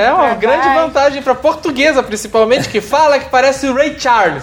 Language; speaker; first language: Portuguese; native; Portuguese